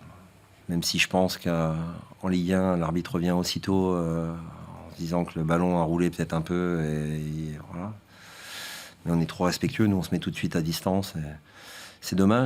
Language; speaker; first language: French; native; French